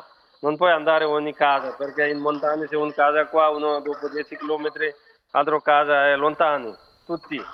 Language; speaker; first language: Italian; non-native, fluent; Nepali